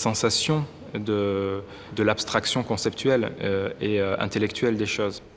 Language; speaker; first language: French; native; French